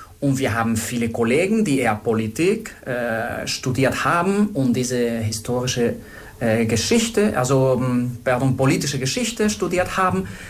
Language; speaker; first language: German; non-native, fluent; Spanish